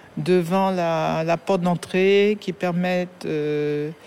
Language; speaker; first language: French; native; French